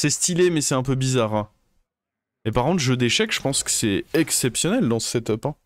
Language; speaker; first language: French; native; French